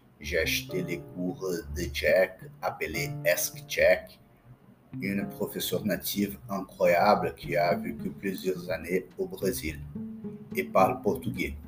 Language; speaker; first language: French; non-native, learner; Portuguese